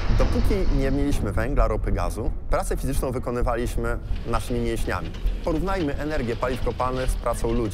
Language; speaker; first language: Polish; native; Polish